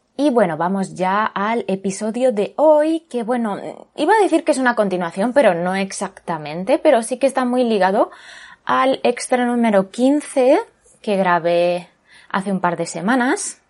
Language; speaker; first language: Spanish; native; Spanish